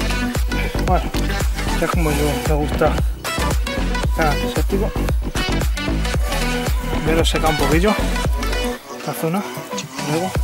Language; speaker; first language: Spanish; native; Spanish